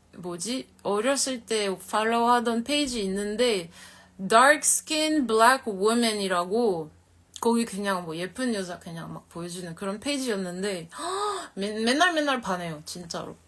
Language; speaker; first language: Korean; non-native, fluent; French